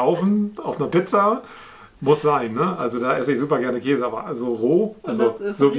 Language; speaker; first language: German; native; German